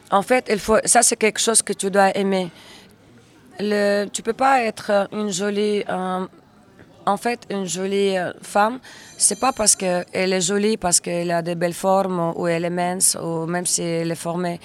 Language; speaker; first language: French; non-native, fluent; Russian